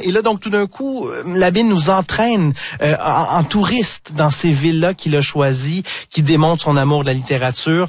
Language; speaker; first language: French; native; French